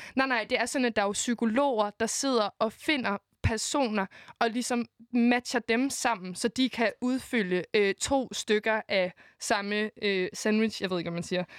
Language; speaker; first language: Danish; native; Danish